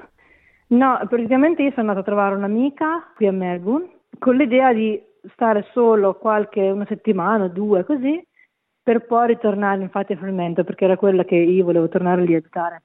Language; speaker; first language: Italian; native; Italian